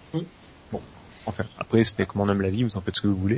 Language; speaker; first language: French; native; French